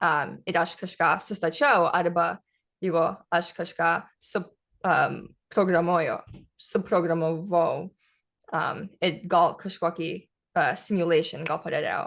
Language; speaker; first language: Lithuanian; early bilingual, heritage; English